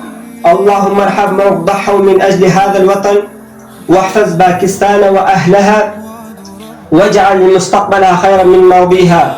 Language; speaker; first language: Arabic; non-native, learner; Urdu